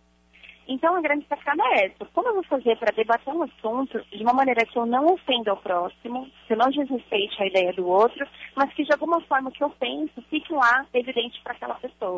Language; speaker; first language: Portuguese; native; Portuguese